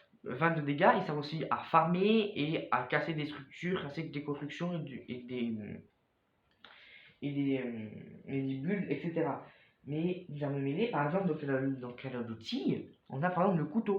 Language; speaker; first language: French; native; French